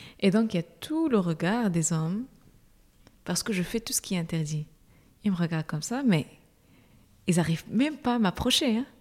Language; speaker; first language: French; non-native, local second language; Arabic